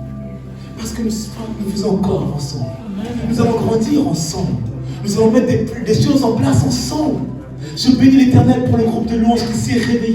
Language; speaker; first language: French; native; French